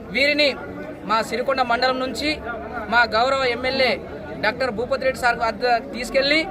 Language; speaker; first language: Telugu; non-native, local second language; Lambadi